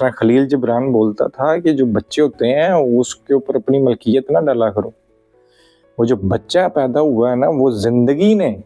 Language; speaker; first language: Hindi; non-native, local second language; Punjabi